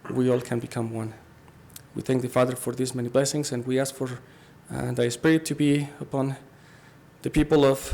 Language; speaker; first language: English; non-native, fluent; Spanish